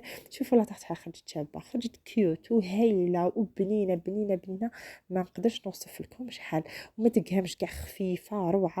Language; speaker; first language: Arabic; native; Arabic